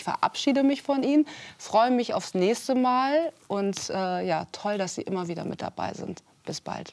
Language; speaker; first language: German; native; German